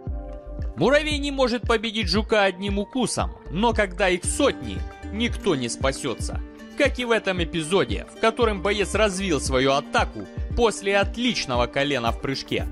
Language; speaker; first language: Russian; native; Russian